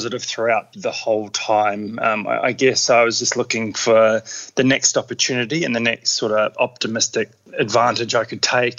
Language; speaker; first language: English; native; English